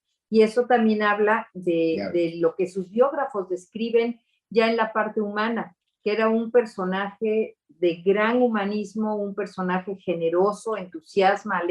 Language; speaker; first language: Spanish; native; Spanish